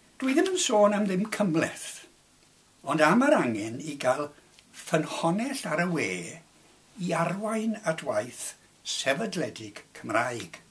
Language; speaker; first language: Welsh; non-native, local second language; English